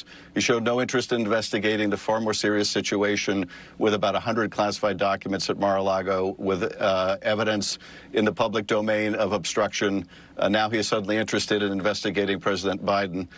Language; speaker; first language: English; native; English